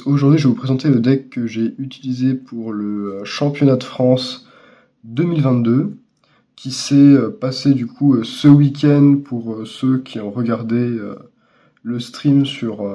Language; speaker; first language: French; native; French